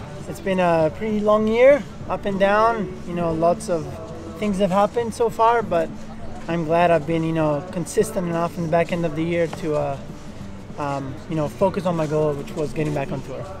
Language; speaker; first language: English; non-native, fluent; Italian